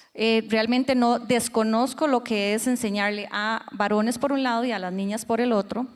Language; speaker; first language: Spanish; native; Spanish